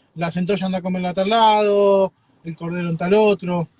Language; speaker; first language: Spanish; native; Spanish